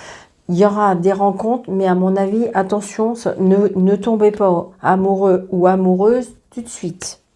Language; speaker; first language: French; native; French